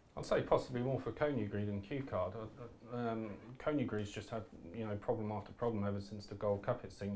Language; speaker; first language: English; native; English